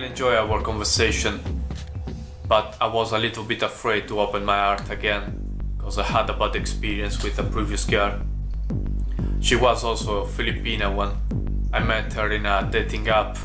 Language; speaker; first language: English; non-native, fluent; Italian